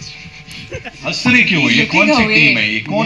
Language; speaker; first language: Hindi; native; Hindi